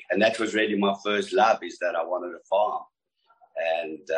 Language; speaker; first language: English; native; English